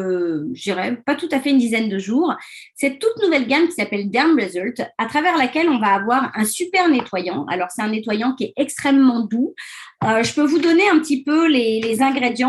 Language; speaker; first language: French; native; French